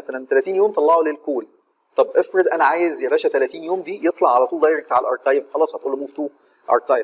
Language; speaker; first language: Arabic; native; Arabic